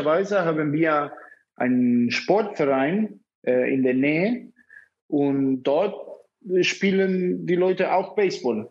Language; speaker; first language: German; non-native, fluent; Spanish